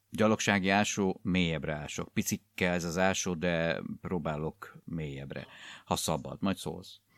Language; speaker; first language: Hungarian; native; Hungarian